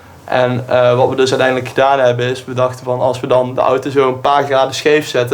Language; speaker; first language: Dutch; native; Dutch